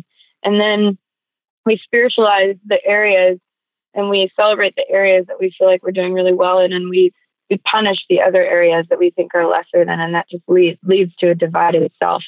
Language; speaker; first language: English; native; English